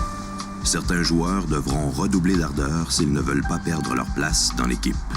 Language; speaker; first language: French; native; French